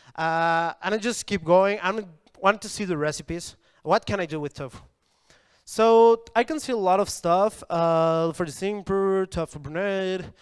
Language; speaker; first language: English; non-native, fluent; Spanish